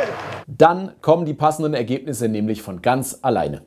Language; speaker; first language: German; native; German